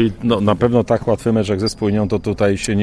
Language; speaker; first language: Polish; native; Polish